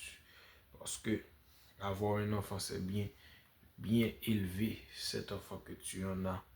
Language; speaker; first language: French; non-native, local second language; Haitian Creole